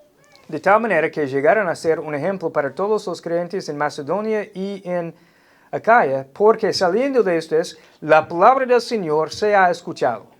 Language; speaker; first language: Spanish; non-native, fluent; English